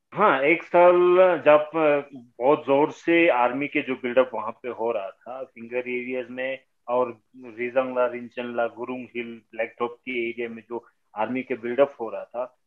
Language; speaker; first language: Hindi; native; Hindi